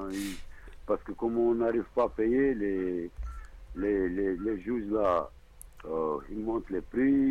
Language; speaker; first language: French; non-native, learner; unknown